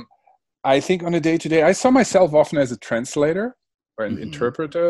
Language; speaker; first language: English; non-native, fluent; Spanish